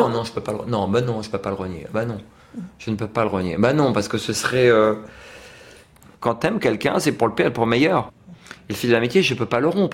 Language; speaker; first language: French; native; French